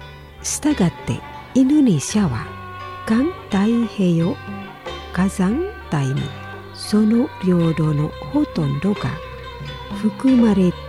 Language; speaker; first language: Japanese; non-native, fluent; Indonesian